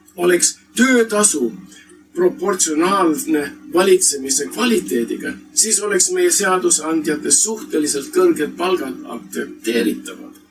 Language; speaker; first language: Estonian; early bilingual, heritage; Estonian